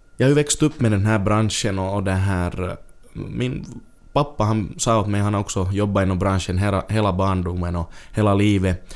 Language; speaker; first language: Swedish; native; Swedish